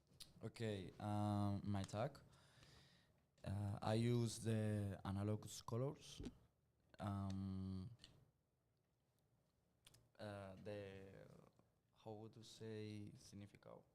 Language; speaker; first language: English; non-native, learner; Spanish